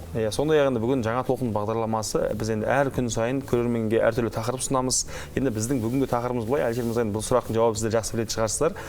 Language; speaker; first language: Kazakh; native; Kazakh